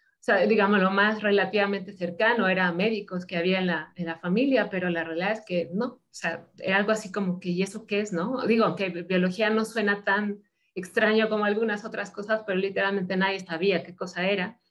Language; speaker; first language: Spanish; native; Spanish